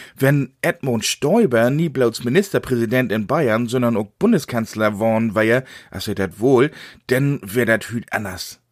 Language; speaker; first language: German; native; German